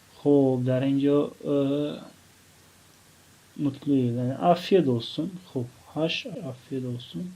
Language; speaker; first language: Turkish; non-native, fluent; Tajik